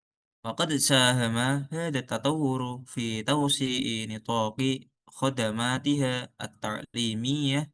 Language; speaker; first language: Arabic; non-native, learner; Indonesian